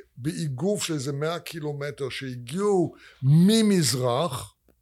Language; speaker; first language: Hebrew; non-native, fluent; English